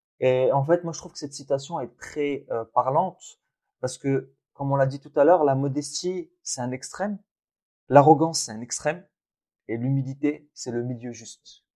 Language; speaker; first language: French; early bilingual, other home language; Arabic